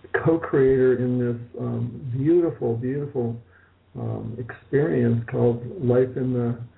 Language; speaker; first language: English; native; English